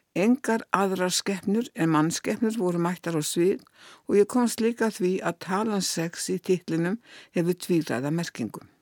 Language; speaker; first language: Icelandic; native; Icelandic